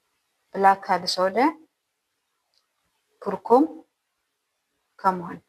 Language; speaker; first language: Arabic; non-native, learner; Amharic